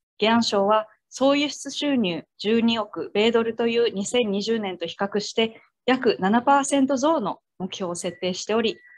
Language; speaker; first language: Japanese; native; Japanese